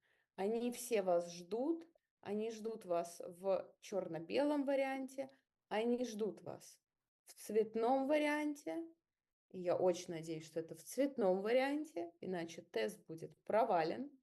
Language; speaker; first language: Russian; native; Russian